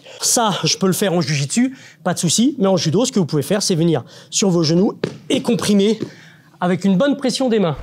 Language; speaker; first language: French; native; French